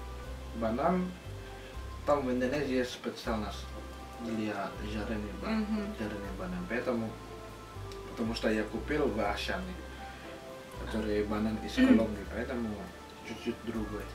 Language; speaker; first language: Russian; non-native, learner; Indonesian